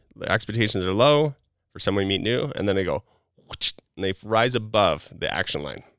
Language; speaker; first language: English; native; English